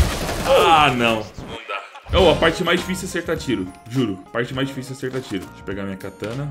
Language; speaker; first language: Portuguese; native; Portuguese